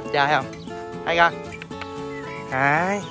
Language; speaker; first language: Vietnamese; native; Vietnamese